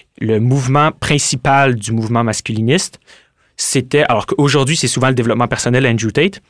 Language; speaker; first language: French; native; French